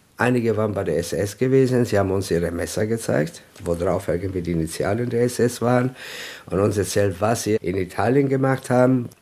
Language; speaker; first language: German; non-native, fluent; Italian